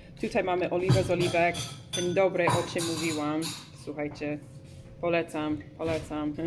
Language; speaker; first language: Polish; non-native, learner; English